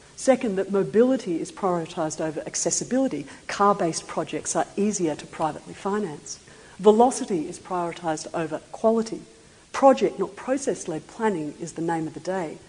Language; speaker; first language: English; native; English